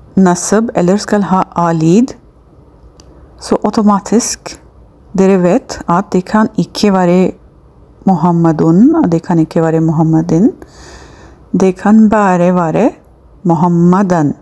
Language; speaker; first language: Norwegian; non-native, fluent; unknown